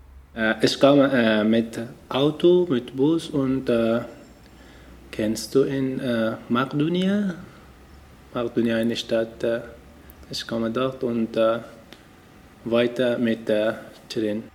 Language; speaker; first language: German; non-native, learner; Persian